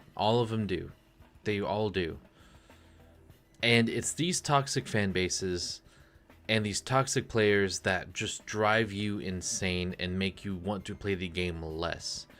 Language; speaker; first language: English; native; English